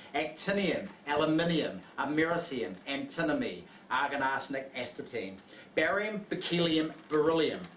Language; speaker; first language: English; native; English